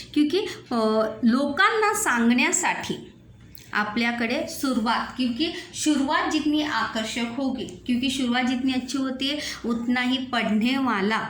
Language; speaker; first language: Hindi; non-native, local second language; Marathi